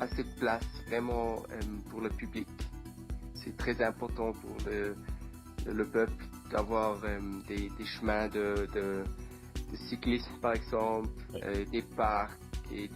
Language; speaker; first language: French; non-native, learner; Swedish